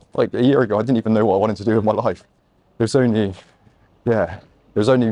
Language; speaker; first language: English; native; English